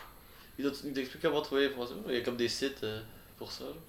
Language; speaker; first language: French; native; French